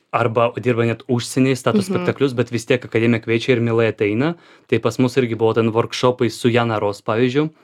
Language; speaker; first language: Lithuanian; non-native, fluent; Ukrainian